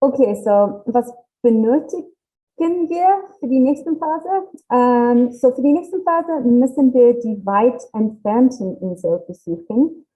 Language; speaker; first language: German; non-native, learner; English